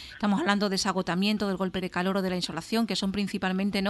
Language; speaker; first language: Spanish; native; Spanish